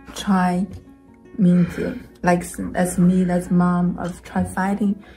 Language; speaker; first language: English; non-native, learner; Chinese